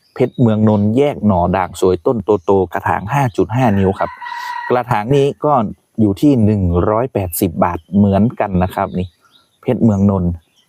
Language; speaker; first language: Thai; native; Thai